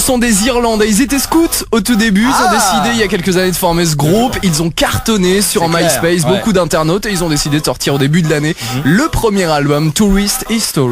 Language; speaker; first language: French; native; French